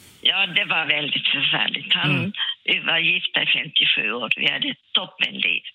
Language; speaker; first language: Swedish; non-native, local second language; Finnish